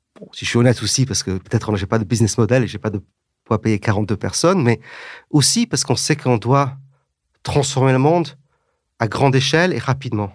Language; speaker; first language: French; early bilingual, heritage; English